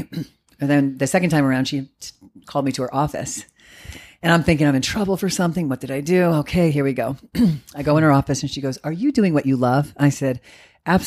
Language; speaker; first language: English; native; English